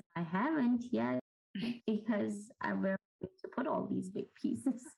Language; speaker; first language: English; non-native, local second language; Urdu